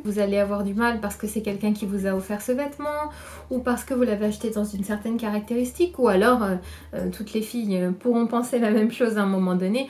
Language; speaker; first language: French; native; French